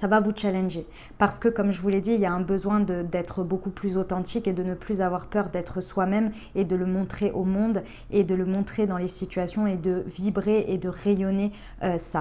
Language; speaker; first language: French; native; French